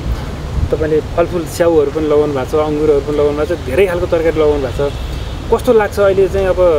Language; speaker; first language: Nepali; native; Nepali